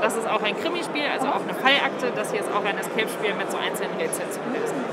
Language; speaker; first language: German; native; German